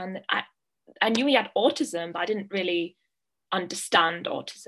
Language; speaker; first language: English; native; English